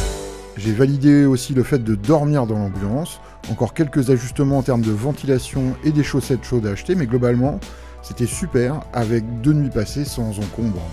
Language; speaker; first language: French; native; French